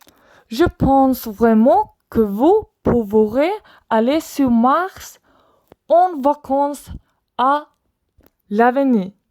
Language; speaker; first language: French; non-native, learner; Swedish